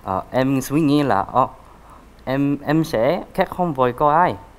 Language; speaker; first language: Vietnamese; non-native, learner; Korean